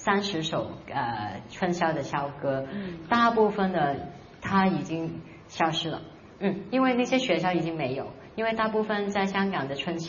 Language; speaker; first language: Chinese; non-native, local second language; Cantonese